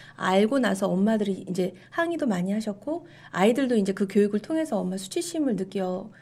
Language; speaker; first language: Korean; native; Korean